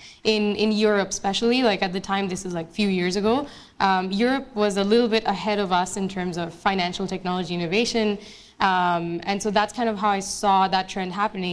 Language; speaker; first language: English; non-native, local second language; Bangla